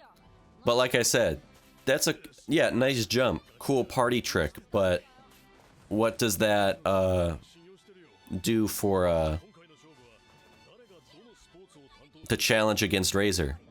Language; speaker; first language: English; native; English